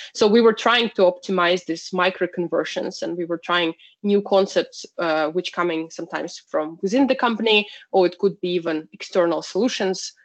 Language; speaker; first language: English; non-native, fluent; Russian